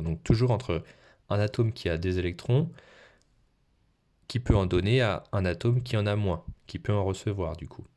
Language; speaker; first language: French; native; French